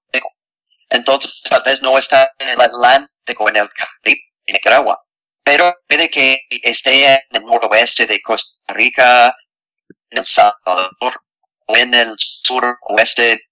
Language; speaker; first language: Spanish; non-native, fluent; English